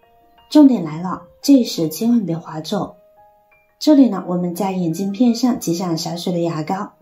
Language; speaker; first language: Chinese; native; Chinese